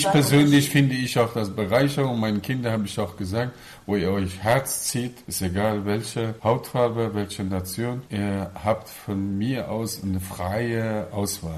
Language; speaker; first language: German; non-native, learner; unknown